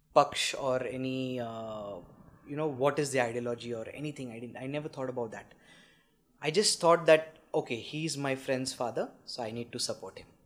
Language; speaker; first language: English; non-native, local second language; Marathi